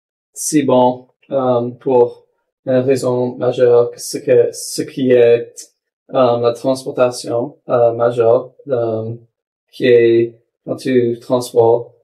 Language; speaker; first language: French; non-native, local second language; English